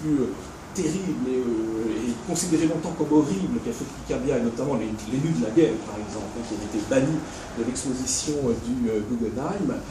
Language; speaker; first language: French; native; French